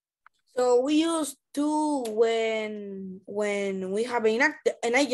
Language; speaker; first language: English; non-native, learner; Spanish